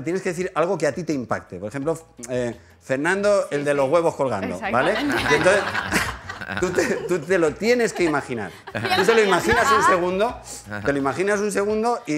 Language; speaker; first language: Spanish; native; Spanish